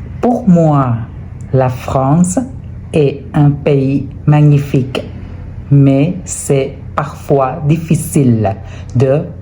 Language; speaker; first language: French; non-native, fluent; Thai